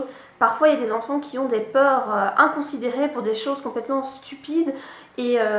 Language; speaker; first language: French; native; French